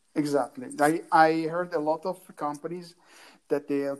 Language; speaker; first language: English; non-native, learner; Italian